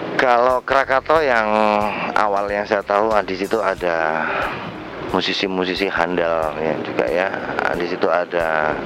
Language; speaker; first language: Indonesian; native; Indonesian